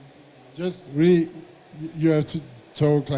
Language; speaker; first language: English; non-native, fluent; French